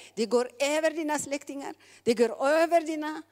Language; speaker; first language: Swedish; non-native, fluent; Tigrinya